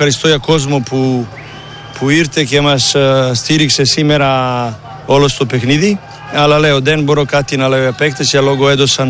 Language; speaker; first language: Greek; non-native, learner; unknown